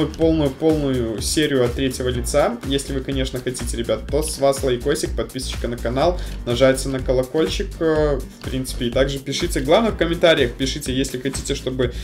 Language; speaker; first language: Russian; native; Russian